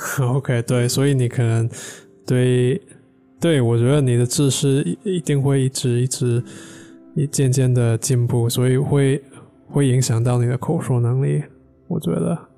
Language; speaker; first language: Chinese; non-native, fluent; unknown